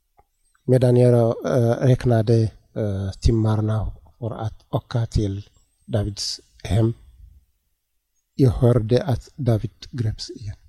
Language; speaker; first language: Swedish; non-native, learner; Tigrinya